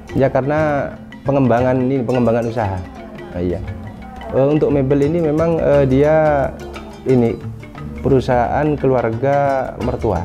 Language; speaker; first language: Indonesian; non-native, local second language; Madurese